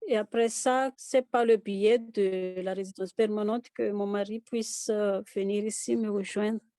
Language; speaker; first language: French; non-native, local second language; Malagasy